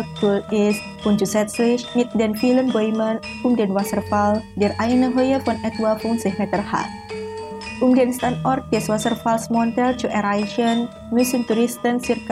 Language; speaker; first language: German; non-native, fluent; Indonesian